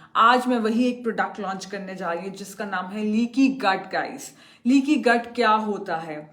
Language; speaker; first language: Hindi; native; Hindi